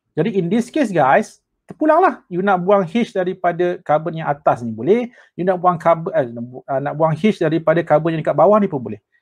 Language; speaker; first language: Malay; native; Malay